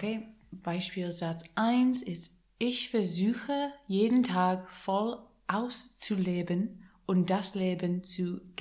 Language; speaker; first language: German; non-native, learner; English